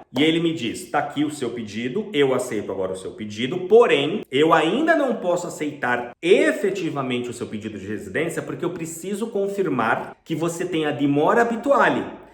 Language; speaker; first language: Portuguese; native; Portuguese